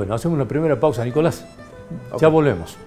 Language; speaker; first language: Spanish; native; Spanish